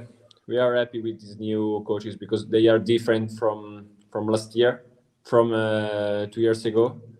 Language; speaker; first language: English; non-native, learner; Italian